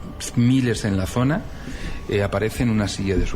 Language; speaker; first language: Spanish; native; Spanish